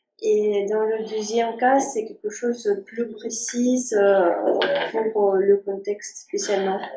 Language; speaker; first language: French; non-native, fluent; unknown